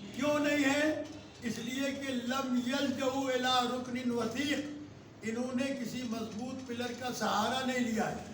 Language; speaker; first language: Urdu; non-native, local second language; Sindhi